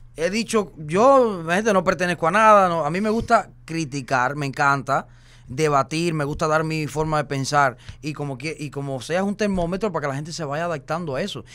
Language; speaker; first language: Spanish; native; Spanish